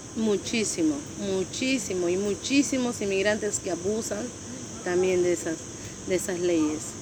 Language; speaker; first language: Spanish; native; Spanish